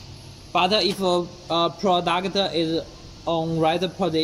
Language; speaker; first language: English; non-native, learner; Chinese